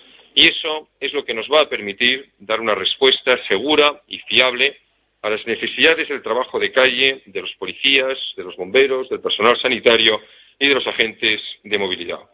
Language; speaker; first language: Spanish; native; Spanish